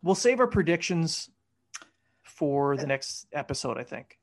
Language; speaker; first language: English; native; English